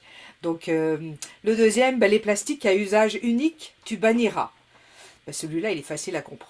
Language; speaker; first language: French; native; French